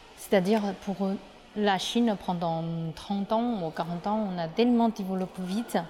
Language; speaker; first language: French; non-native, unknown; Chinese